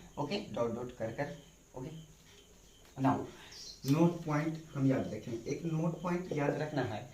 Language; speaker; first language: Hindi; native; Hindi